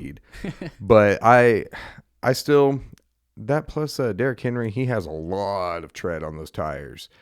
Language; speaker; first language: English; native; English